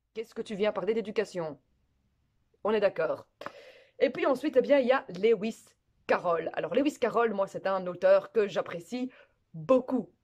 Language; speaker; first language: French; native; French